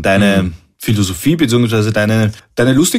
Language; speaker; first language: German; native; German